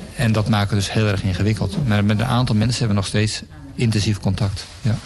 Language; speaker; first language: Dutch; native; Dutch